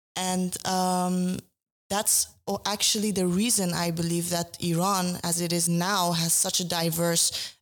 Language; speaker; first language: English; non-native, fluent; Persian